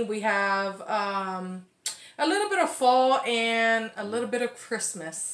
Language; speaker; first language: English; native; English